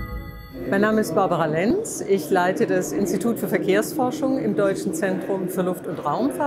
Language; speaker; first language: German; native; German